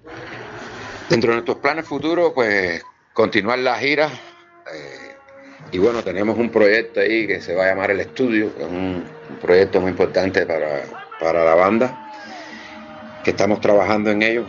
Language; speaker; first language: Spanish; native; Spanish